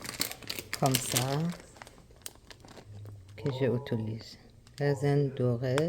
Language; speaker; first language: French; non-native, learner; Persian